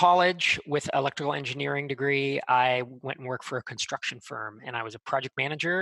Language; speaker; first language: English; native; English